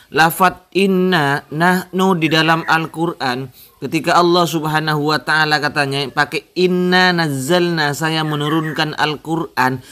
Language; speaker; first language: Indonesian; non-native, local second language; Madurese